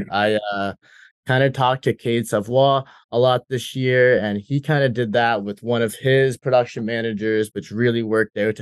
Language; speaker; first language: English; native; English